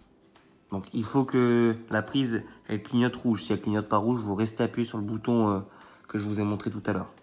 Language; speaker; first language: French; native; French